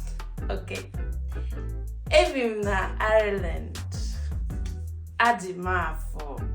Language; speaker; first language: Igbo; non-native, learner; Polish